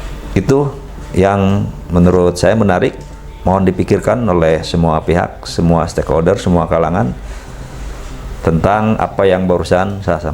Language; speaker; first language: Indonesian; native; Indonesian